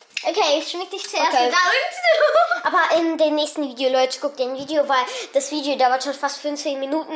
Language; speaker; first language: German; early bilingual, other home language; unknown